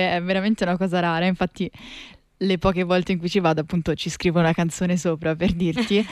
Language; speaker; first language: Italian; native; Italian